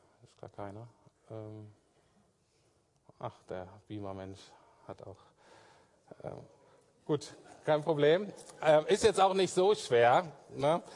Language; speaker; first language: German; native; German